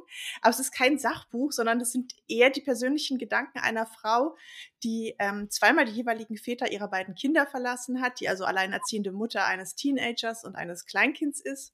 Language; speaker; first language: German; native; German